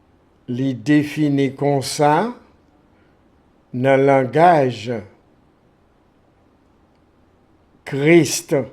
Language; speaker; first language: French; non-native, local second language; Haitian Creole